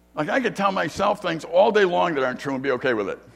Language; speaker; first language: English; native; English